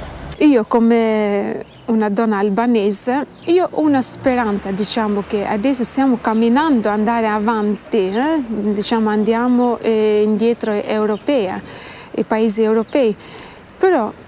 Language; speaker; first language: Italian; non-native, fluent; Albanian